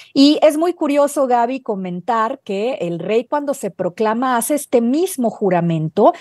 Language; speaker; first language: Spanish; native; Spanish